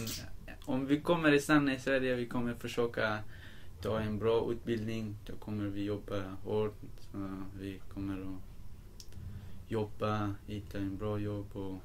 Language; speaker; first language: Swedish; non-native, learner; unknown